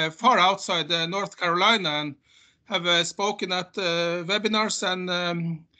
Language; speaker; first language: English; non-native, fluent; Norwegian